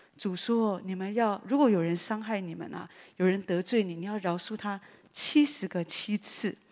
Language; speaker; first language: Chinese; native; Chinese